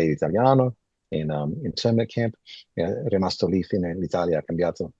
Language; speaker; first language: Italian; early bilingual, heritage; Italian